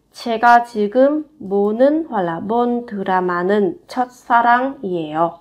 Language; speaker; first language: Korean; non-native, fluent; Vietnamese